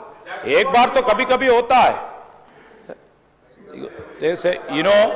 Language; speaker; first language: Hindi; non-native, local second language; Telugu